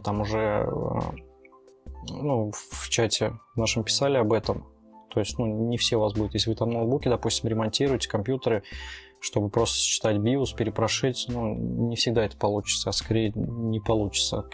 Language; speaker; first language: Russian; native; Russian